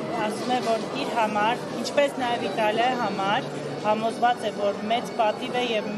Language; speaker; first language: Armenian; early bilingual, heritage; Armenian